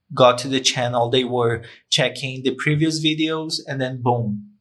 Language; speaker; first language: English; non-native, fluent; Portuguese